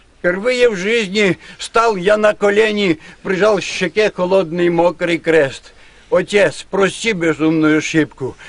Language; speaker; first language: Russian; non-native, local second language; Ukrainian